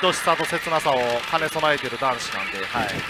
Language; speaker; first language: Japanese; native; Japanese